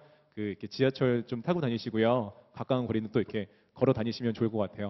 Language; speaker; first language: Korean; native; Korean